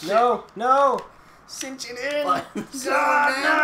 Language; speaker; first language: English; native; English